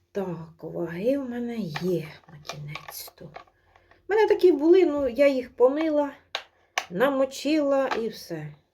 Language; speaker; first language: Ukrainian; native; Ukrainian